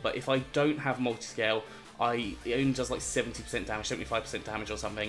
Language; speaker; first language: English; native; English